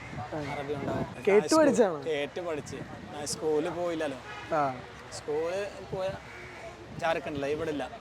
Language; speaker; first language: Malayalam; non-native, local second language; Hindi